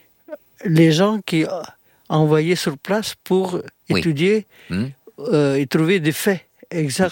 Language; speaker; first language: French; non-native, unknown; Indonesian